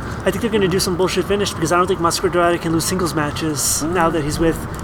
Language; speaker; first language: English; native; English